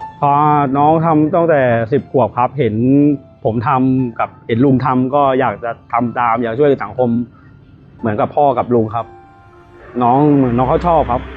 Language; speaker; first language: Thai; native; Thai